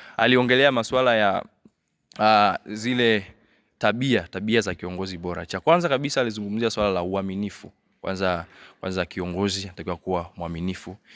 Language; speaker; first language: Swahili; native; Swahili